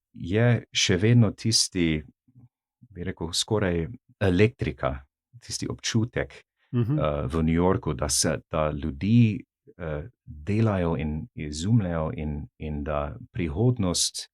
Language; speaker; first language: Slovenian; non-native, fluent; English